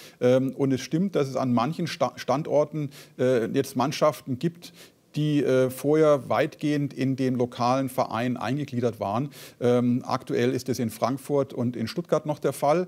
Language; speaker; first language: German; native; German